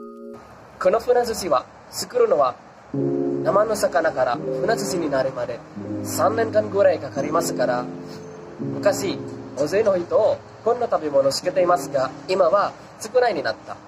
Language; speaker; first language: Japanese; non-native, learner; Indonesian